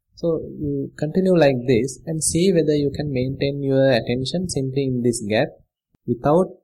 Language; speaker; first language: English; non-native, local second language; Sinhala